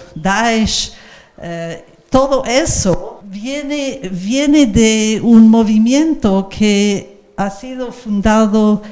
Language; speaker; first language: Spanish; non-native, fluent; English